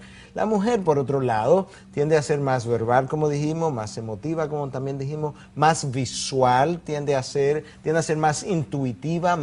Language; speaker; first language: Spanish; native; Spanish